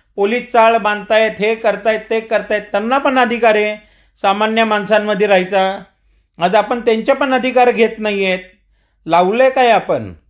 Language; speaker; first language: Marathi; non-native, local second language; Marwari